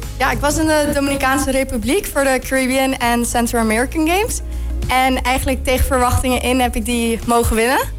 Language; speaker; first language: Dutch; non-native, local second language; Papiamento